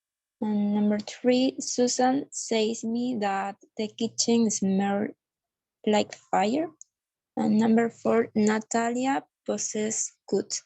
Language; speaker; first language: English; non-native, learner; Spanish